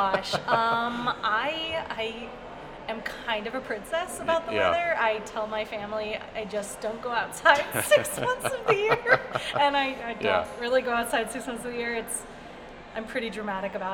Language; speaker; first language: English; native; English